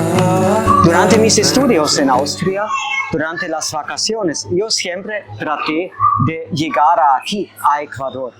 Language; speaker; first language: Spanish; non-native, fluent; German